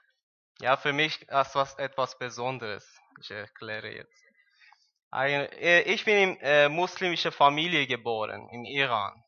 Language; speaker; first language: German; non-native, learner; Persian